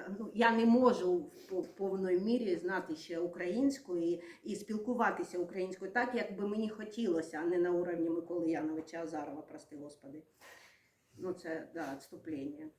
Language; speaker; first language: Ukrainian; non-native, local second language; Russian